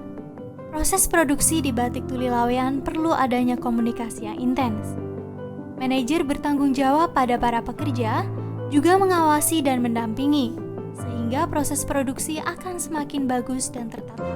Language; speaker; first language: Indonesian; native; Indonesian